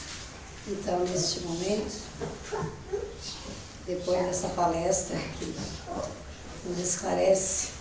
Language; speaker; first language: Portuguese; native; Portuguese